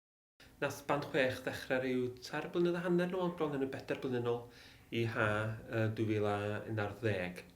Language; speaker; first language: Welsh; native; Welsh